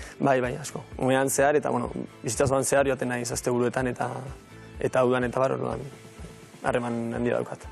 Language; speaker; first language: Basque; non-native, local second language; Spanish